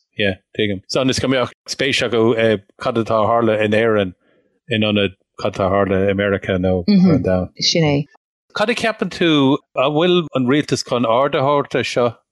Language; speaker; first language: Irish; non-native, local second language; English